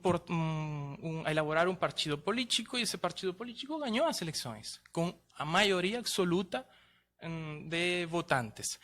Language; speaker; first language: Portuguese; non-native, fluent; Spanish